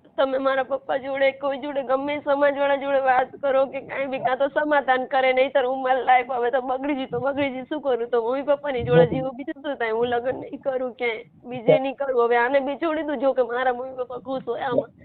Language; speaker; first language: Gujarati; native; Gujarati